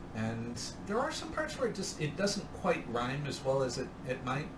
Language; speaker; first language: English; native; English